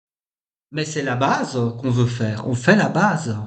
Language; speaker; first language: French; native; French